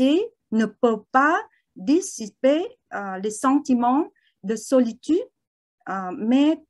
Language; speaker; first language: French; non-native, learner; Vietnamese